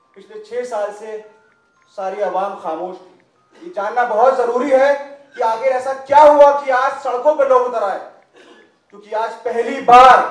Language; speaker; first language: Hindi; native; Hindi